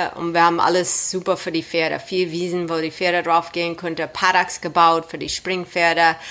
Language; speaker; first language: German; non-native, fluent; English